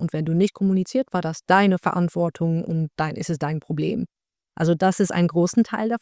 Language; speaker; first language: German; non-native, learner; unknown